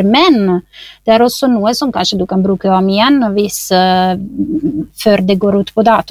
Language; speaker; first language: Norwegian; non-native, fluent; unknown